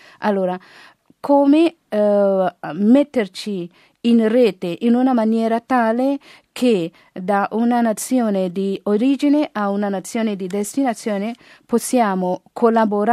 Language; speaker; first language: Italian; non-native, fluent; Garo